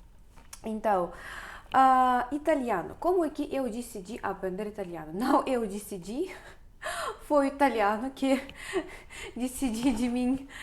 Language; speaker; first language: Portuguese; non-native, fluent; Russian